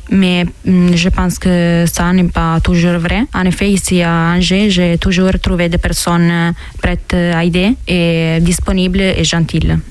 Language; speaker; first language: French; non-native, learner; Italian